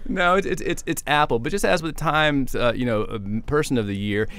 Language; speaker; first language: English; native; English